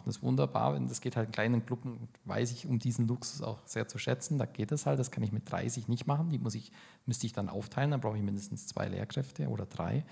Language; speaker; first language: German; native; German